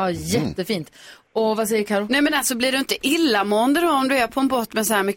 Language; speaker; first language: Swedish; native; Swedish